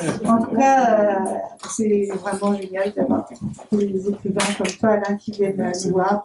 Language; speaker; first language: French; native; French